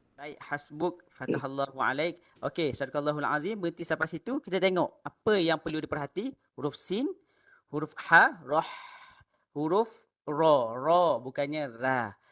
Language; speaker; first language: Malay; native; Malay